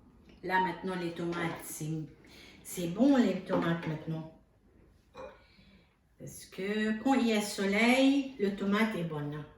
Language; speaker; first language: French; non-native, fluent; Arabic